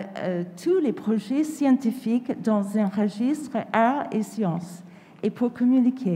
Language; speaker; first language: French; non-native, fluent; English